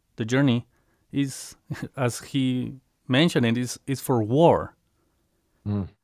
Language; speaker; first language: English; non-native, fluent; Spanish